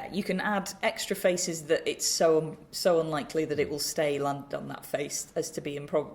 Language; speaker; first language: English; native; English